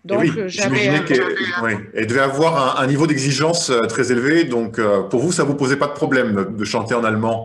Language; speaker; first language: French; native; French